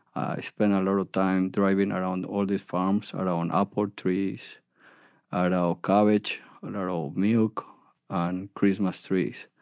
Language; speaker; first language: English; non-native, fluent; Spanish